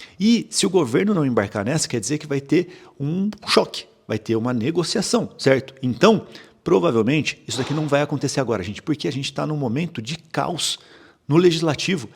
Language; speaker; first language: Portuguese; native; Portuguese